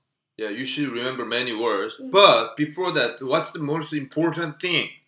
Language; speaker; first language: English; non-native, fluent; Korean